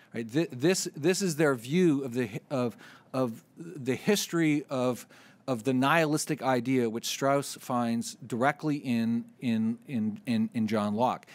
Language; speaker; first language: English; native; English